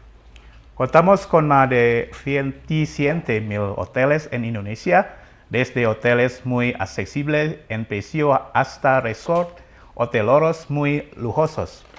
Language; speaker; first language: Spanish; non-native, fluent; Indonesian